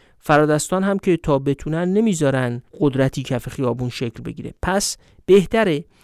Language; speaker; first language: Persian; native; Persian